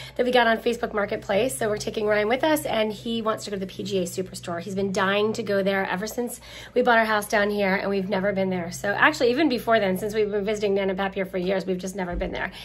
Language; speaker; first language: English; native; English